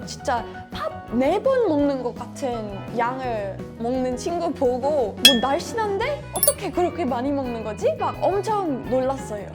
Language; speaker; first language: Korean; non-native, fluent; English